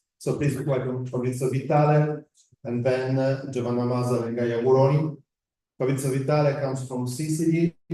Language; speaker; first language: English; non-native, fluent; Italian